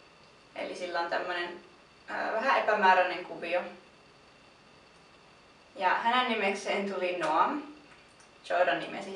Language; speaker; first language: Finnish; native; Finnish